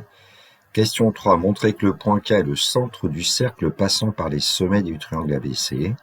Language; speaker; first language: French; native; French